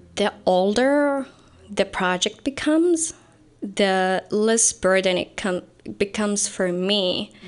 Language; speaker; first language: English; non-native, fluent; Arabic